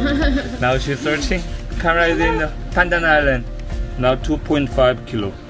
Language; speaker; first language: English; non-native, learner; Korean